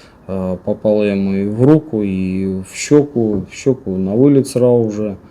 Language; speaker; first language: Russian; native; Russian